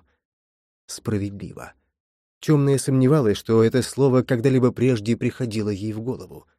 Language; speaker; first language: Russian; native; Russian